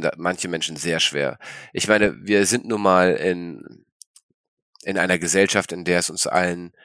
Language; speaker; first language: German; native; German